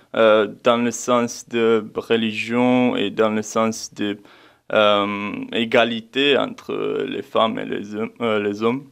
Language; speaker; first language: French; non-native, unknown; Romanian